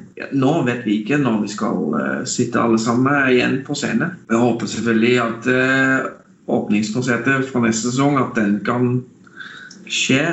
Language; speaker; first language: Norwegian; non-native, fluent; Dutch